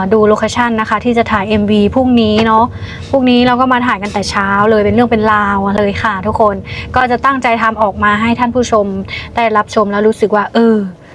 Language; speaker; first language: Thai; non-native, fluent; Lao